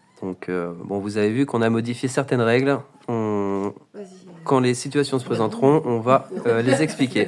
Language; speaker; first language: French; native; French